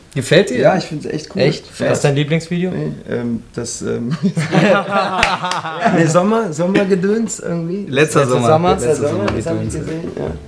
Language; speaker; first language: German; native; German